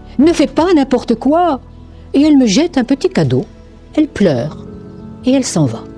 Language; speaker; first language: French; native; French